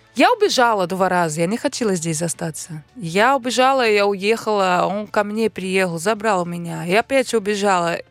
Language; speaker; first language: Russian; non-native, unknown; Portuguese